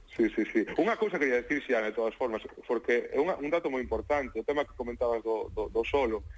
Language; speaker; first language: Galician; non-native, local second language; Spanish